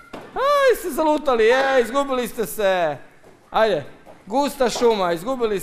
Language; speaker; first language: Croatian; native; Croatian